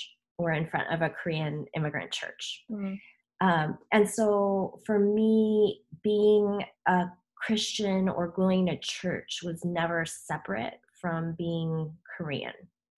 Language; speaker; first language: English; early bilingual, other home language; Korean